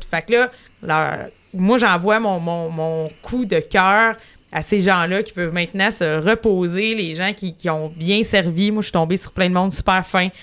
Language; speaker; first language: French; native; French